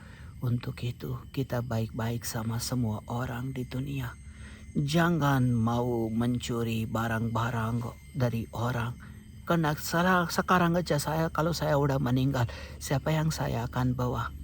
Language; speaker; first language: Indonesian; non-native, fluent; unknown